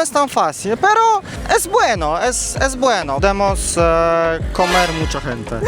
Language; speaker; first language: Spanish; non-native, learner; Polish